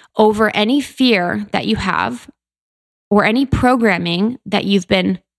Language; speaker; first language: English; native; English